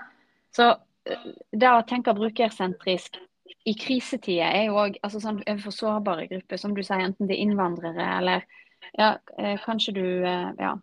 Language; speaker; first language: Norwegian; native; Norwegian